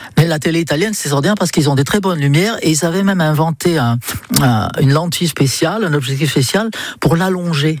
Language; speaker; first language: French; non-native, fluent; English